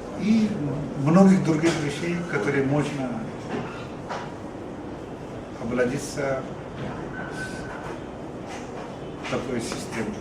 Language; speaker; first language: Russian; non-native, learner; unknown